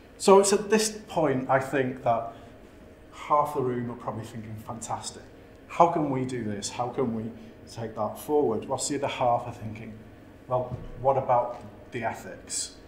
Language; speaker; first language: English; native; English